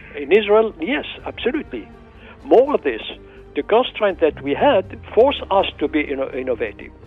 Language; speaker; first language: English; non-native, fluent; Arabic